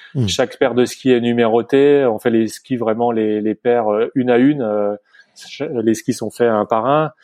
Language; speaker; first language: French; native; French